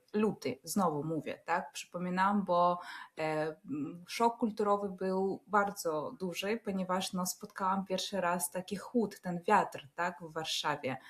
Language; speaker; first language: Polish; non-native, fluent; Russian